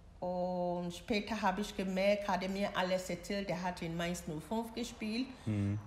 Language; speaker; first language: German; non-native, learner; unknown